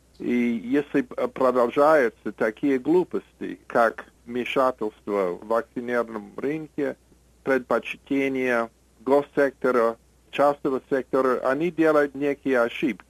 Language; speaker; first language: Russian; non-native, fluent; English